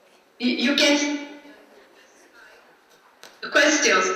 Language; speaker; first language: English; non-native, learner; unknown